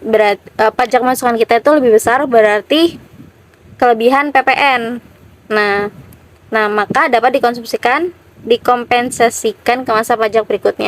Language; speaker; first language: Indonesian; native; Indonesian